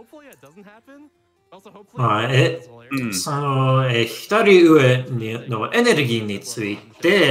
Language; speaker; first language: Japanese; non-native, learner; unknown